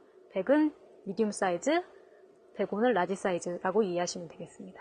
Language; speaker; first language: Korean; native; Korean